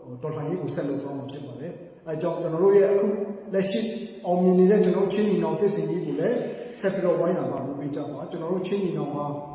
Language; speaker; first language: Burmese; non-native, local second language; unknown